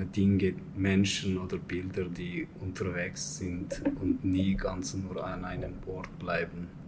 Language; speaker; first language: German; non-native, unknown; Turkish